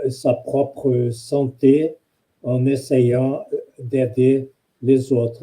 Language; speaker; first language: French; non-native, fluent; Portuguese